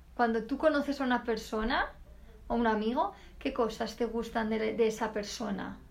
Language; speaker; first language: Spanish; native; Spanish